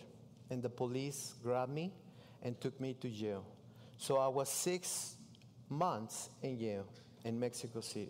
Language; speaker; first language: English; non-native, learner; Spanish